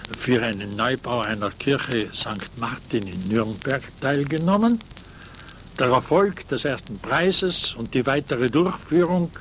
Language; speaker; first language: German; native; German